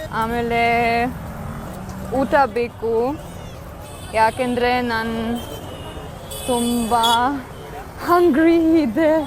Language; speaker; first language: Kannada; non-native, learner; English